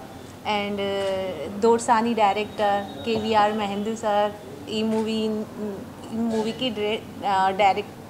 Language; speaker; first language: Telugu; non-native, learner; Hindi